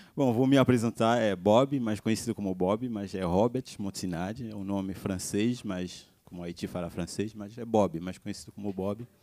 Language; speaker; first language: Portuguese; non-native, fluent; Haitian Creole